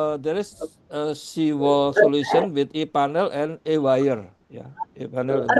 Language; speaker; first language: English; non-native, learner; Indonesian